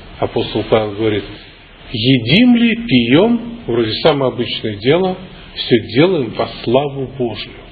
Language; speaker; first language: Russian; native; Russian